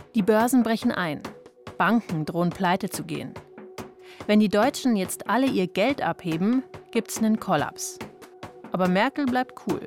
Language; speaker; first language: German; native; German